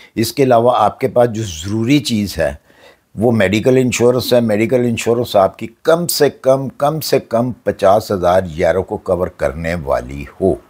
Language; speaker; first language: Urdu; non-native, local second language; Punjabi